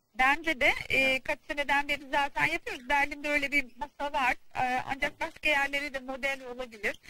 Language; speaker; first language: Turkish; early bilingual, heritage; Turkish